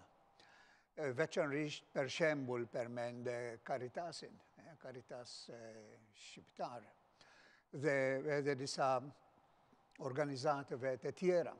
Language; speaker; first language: Albanian; non-native, fluent; Maltese